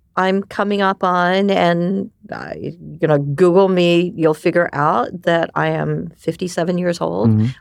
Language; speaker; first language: English; early bilingual, other home language; Japanese